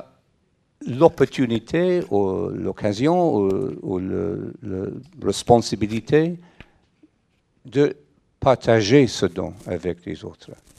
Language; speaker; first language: French; non-native, fluent; English